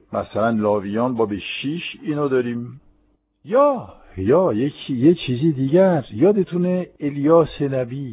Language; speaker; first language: Persian; non-native, fluent; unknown